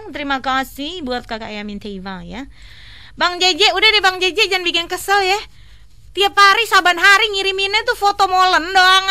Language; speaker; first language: Indonesian; native; Indonesian